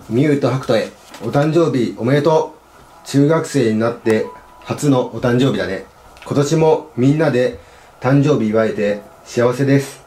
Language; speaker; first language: Japanese; native; Japanese